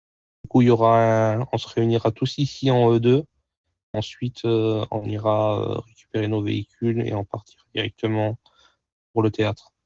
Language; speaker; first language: French; native; French